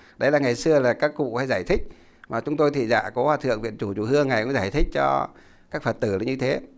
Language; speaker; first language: Vietnamese; non-native, local second language; Muong